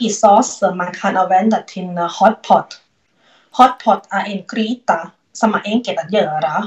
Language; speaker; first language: Swedish; non-native, learner; Thai